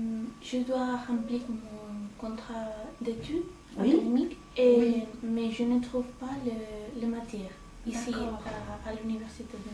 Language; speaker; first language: French; non-native, learner; Spanish